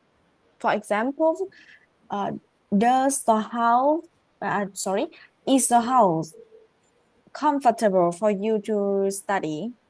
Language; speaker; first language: English; non-native, learner; Vietnamese